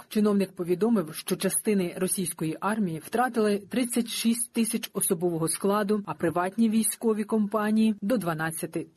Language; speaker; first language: Ukrainian; native; Ukrainian